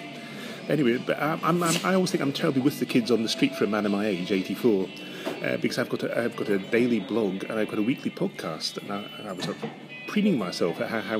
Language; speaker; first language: English; native; English